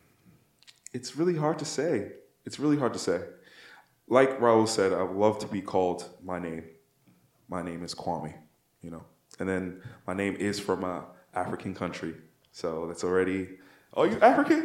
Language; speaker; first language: English; native; English